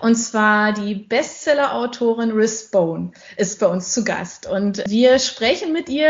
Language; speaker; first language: German; native; German